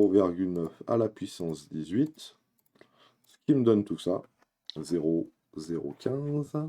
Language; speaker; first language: French; native; French